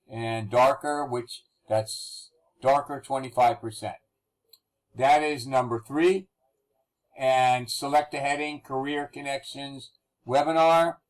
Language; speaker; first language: English; native; English